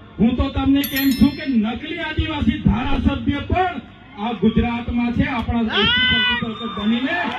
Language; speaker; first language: Gujarati; non-native, local second language; Vasavi